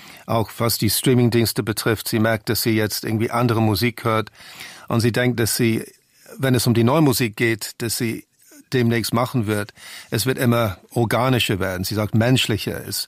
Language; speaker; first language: German; non-native, fluent; English